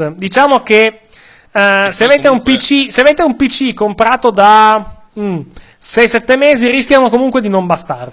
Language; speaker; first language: Italian; native; Italian